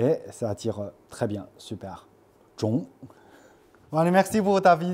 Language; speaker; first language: French; non-native, fluent; Chinese